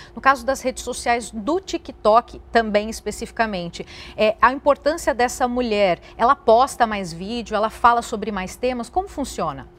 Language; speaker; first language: Portuguese; native; Portuguese